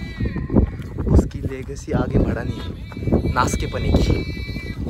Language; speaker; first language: Hindi; non-native, local second language; Marathi